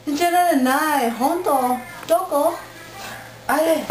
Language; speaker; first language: Japanese; non-native, learner; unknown